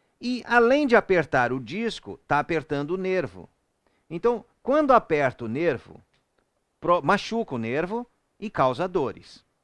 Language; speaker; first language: Portuguese; native; Portuguese